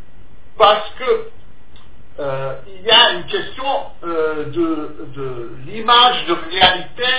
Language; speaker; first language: French; non-native, fluent; English